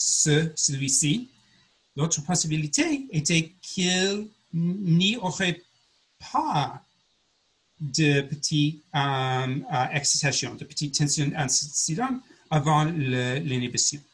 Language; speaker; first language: French; non-native, learner; English